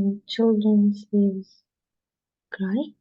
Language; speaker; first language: English; non-native, learner; Russian